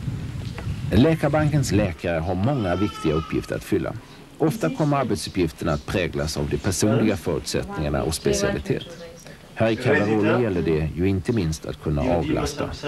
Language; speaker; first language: Swedish; native; Swedish